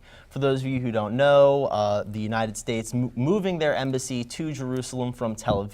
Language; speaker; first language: English; native; English